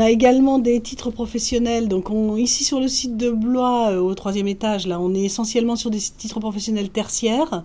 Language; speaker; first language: French; native; French